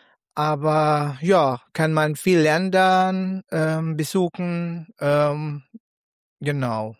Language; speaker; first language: German; non-native, learner; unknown